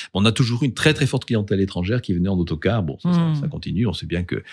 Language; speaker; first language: French; native; French